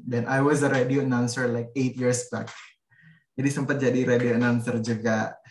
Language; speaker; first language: English; non-native, fluent; Indonesian